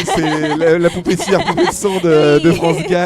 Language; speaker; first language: French; native; French